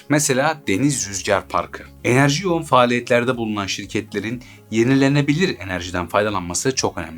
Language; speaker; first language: Turkish; native; Turkish